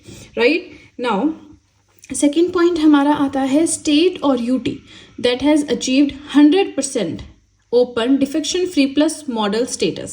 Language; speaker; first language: Hindi; native; Hindi